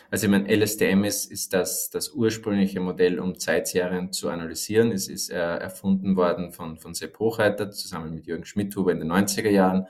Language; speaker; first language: German; native; German